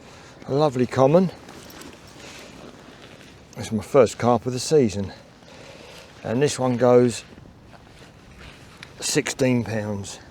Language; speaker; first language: English; native; English